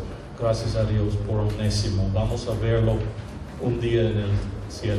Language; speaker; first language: Spanish; non-native, fluent; English